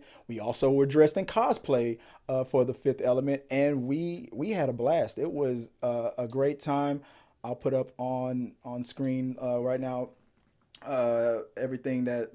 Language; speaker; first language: English; native; English